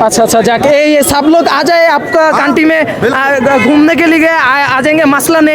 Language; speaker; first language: Hindi; non-native, learner; Bangla